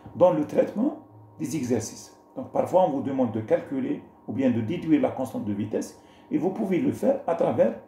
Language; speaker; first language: French; non-native, local second language; Arabic